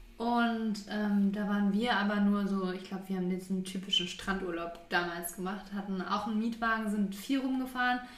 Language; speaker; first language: German; native; German